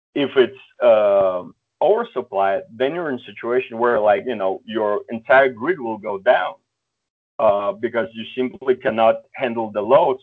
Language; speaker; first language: English; early bilingual, other home language; Russian